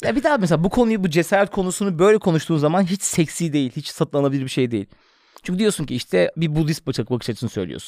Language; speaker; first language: Turkish; native; Turkish